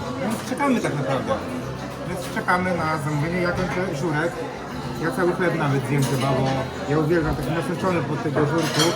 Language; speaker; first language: Polish; native; Polish